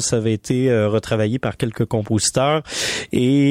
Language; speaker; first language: French; native; French